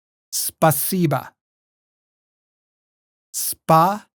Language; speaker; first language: Russian; non-native, learner; English